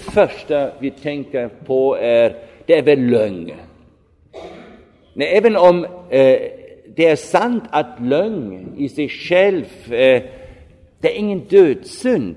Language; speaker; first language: Swedish; non-native, fluent; German